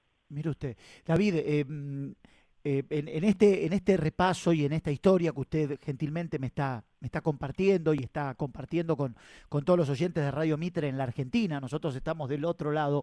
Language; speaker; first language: Spanish; native; Spanish